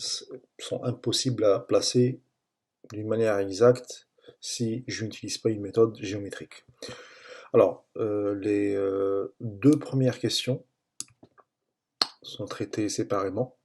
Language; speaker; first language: French; native; French